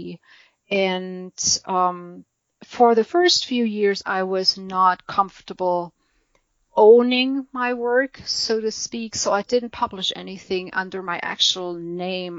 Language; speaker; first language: English; non-native, fluent; German